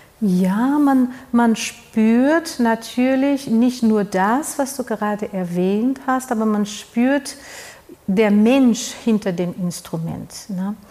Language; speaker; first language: German; non-native, fluent; Portuguese